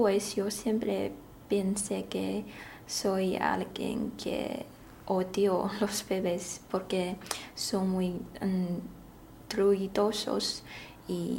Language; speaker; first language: Spanish; non-native, learner; Chinese